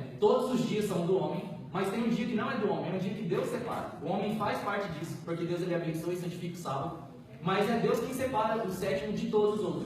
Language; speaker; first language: Portuguese; native; Portuguese